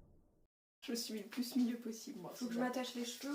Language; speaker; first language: French; native; French